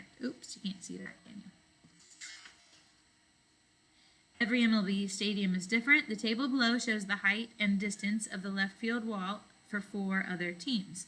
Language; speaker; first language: English; native; English